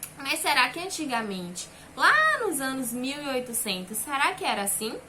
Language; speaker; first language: Portuguese; native; Portuguese